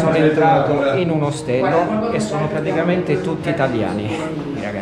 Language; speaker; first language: Italian; native; Italian